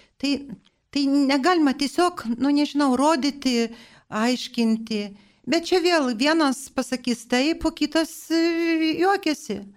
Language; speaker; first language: Lithuanian; non-native, local second language; Polish